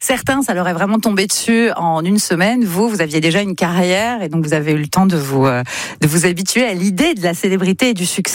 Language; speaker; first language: French; native; French